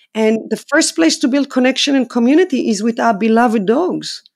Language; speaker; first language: English; non-native, fluent; Hebrew